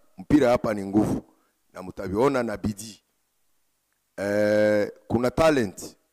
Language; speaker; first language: Swahili; non-native, local second language; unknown